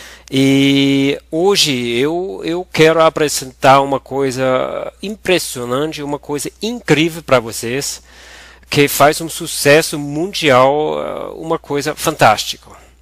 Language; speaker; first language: Portuguese; non-native, fluent; German